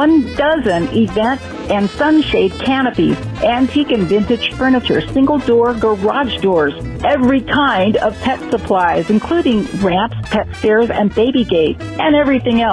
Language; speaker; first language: English; native; English